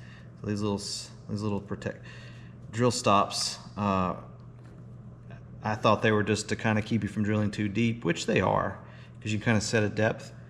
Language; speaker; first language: English; native; English